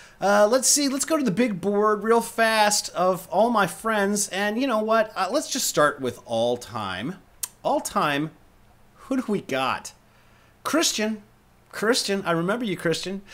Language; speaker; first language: English; native; English